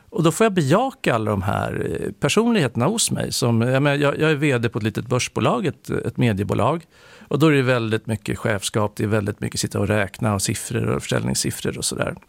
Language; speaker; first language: Swedish; native; Swedish